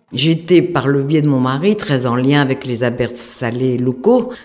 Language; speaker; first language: French; native; French